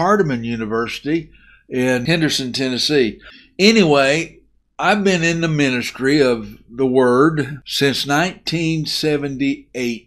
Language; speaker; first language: English; native; English